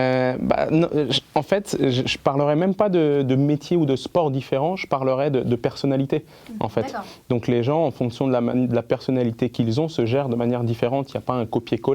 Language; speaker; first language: French; native; French